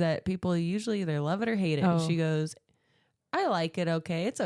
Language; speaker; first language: English; native; English